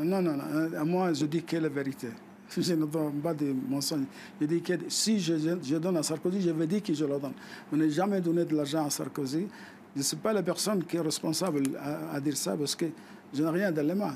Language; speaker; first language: French; non-native, fluent; Arabic